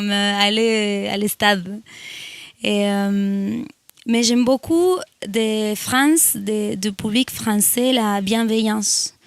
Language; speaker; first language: French; non-native, fluent; Spanish